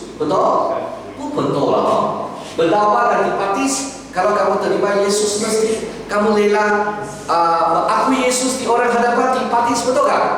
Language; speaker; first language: Malay; non-native, local second language; Chinese